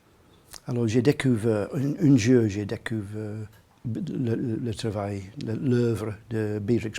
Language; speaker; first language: French; non-native, learner; English